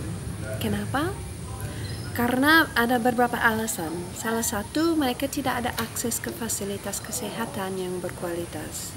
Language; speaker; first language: Indonesian; non-native, fluent; English